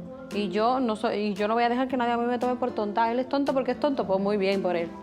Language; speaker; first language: Spanish; native; Spanish